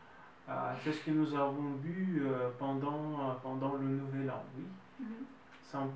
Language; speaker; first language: French; non-native, fluent; Russian